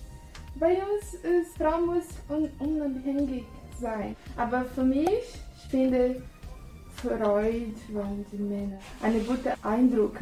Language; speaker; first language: German; non-native, learner; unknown